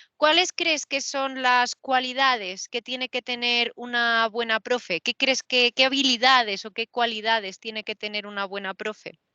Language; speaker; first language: Spanish; native; Spanish